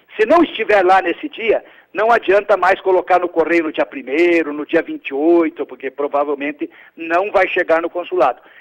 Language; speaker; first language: Portuguese; early bilingual, other home language; Italian